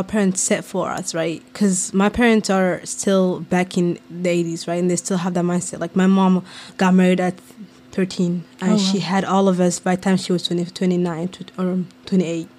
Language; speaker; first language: English; non-native, local second language; Somali